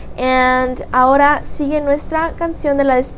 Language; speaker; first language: Spanish; early bilingual, heritage; Spanish